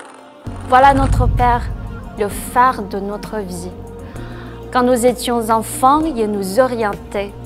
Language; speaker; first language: French; non-native, fluent; Chinese